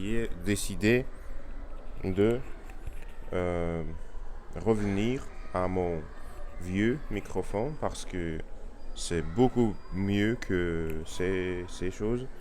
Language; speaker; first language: French; non-native, learner; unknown